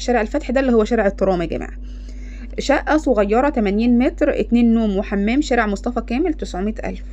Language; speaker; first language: Arabic; native; Arabic